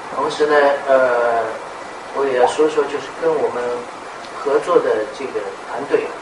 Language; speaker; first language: Chinese; native; Chinese